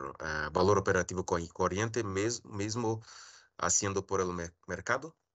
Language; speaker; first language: Spanish; non-native, learner; Portuguese